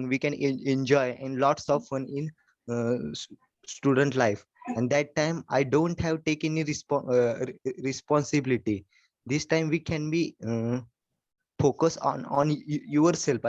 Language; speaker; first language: English; non-native, learner; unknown